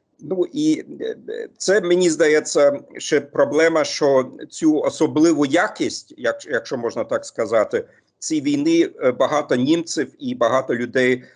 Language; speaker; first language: Ukrainian; non-native, fluent; German